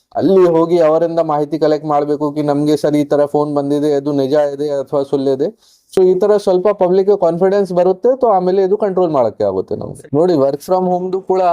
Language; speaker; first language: Kannada; non-native, fluent; Hindi